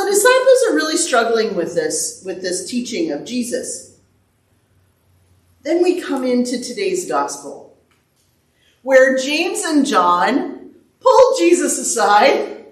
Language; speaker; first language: English; native; English